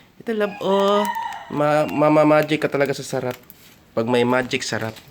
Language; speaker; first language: Filipino; native; Filipino